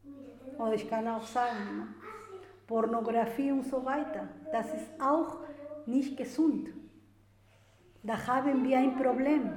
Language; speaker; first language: German; non-native, fluent; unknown